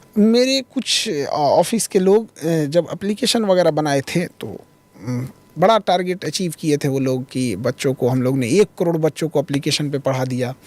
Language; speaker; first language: Hindi; native; Hindi